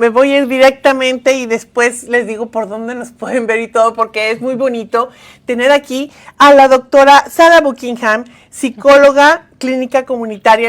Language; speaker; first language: Spanish; native; Spanish